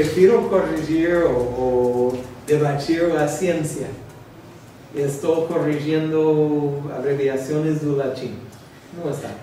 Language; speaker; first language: Portuguese; non-native, fluent; English